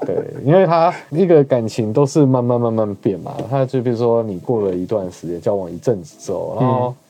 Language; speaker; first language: Chinese; native; Chinese